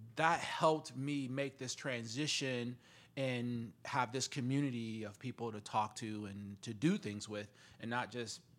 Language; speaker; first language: English; native; English